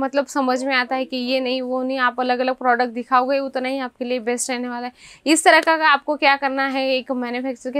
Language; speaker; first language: Hindi; native; Hindi